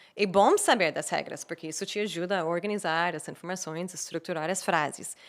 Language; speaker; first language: Portuguese; non-native, fluent; English